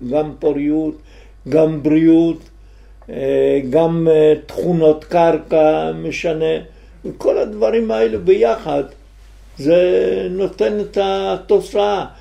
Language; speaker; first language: Hebrew; non-native, fluent; Italian